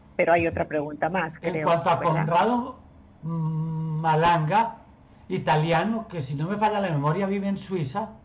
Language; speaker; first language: Spanish; native; Spanish